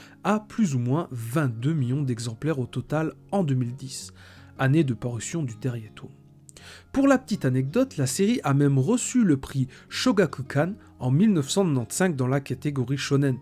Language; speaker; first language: French; native; French